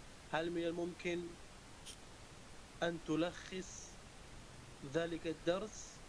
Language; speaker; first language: Arabic; non-native, fluent; Urdu